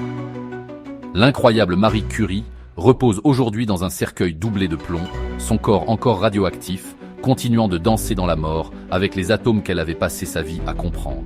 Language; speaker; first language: French; native; French